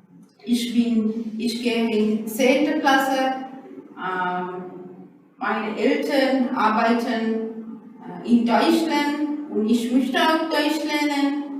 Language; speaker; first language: German; non-native, learner; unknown